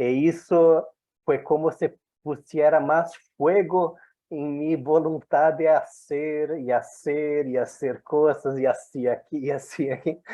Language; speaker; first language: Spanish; non-native, fluent; Portuguese